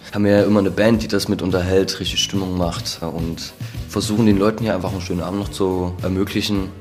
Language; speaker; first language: German; native; German